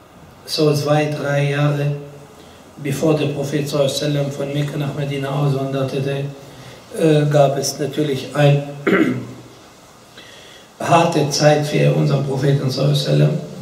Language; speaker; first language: German; non-native, fluent; Arabic